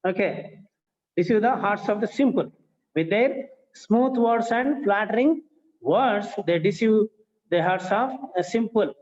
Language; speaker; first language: English; non-native, local second language; Telugu